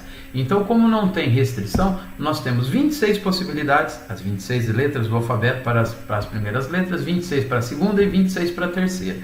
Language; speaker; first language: Portuguese; native; Portuguese